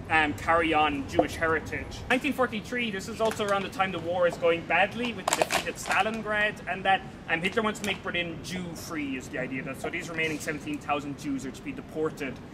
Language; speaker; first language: English; native; English